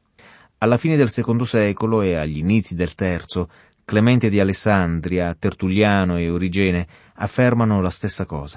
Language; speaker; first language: Italian; native; Italian